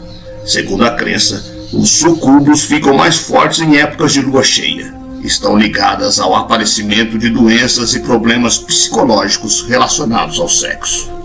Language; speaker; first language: Portuguese; native; Portuguese